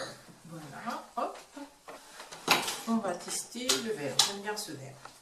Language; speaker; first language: French; native; French